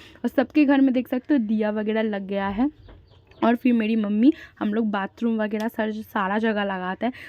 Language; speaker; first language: Hindi; non-native, local second language; Bangla